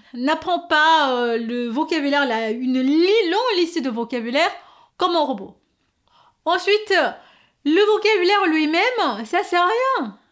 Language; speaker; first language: French; non-native, fluent; Korean